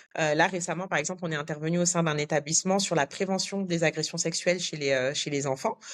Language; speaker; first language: French; native; French